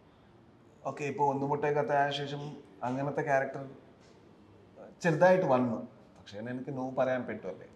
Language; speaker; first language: Malayalam; non-native, learner; Kannada